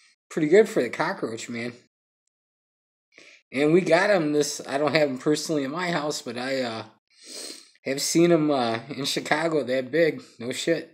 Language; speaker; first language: English; native; English